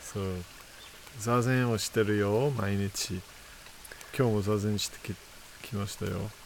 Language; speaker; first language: Japanese; non-native, fluent; English